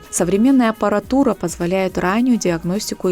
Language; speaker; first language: Russian; native; Russian